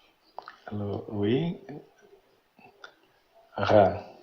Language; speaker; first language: French; non-native, learner; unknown